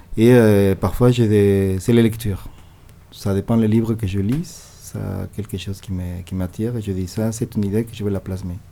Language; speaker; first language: French; non-native, fluent; Spanish